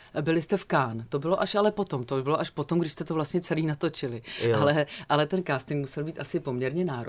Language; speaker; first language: Czech; native; Czech